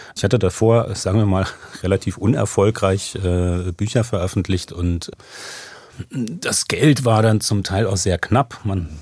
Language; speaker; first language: German; native; German